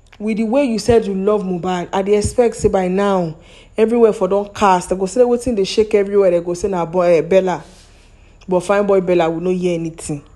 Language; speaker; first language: Nigerian Pidgin; non-native, local second language; Yoruba